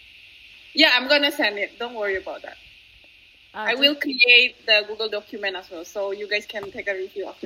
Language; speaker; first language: English; non-native, fluent; Indonesian